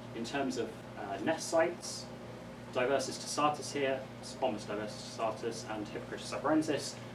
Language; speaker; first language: English; native; English